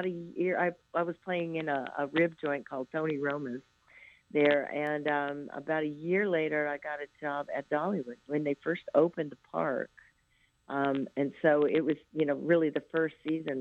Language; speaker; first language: English; native; English